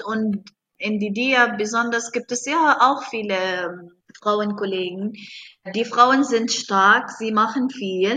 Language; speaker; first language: German; non-native, fluent; Arabic